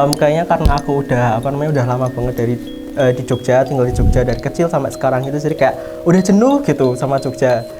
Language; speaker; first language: Indonesian; native; Indonesian